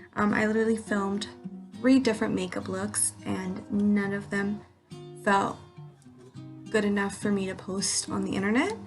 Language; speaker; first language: English; native; English